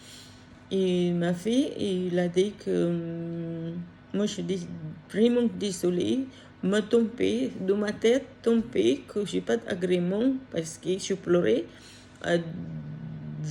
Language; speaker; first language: French; non-native, learner; Filipino